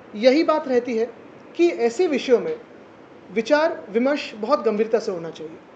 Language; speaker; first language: Hindi; non-native, local second language; Marathi